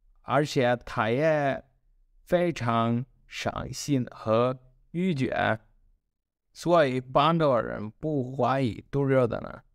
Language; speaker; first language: Chinese; non-native, learner; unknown